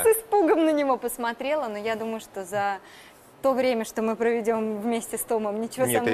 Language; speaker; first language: Russian; native; Russian